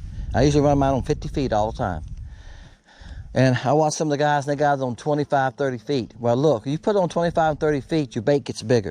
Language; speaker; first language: English; native; English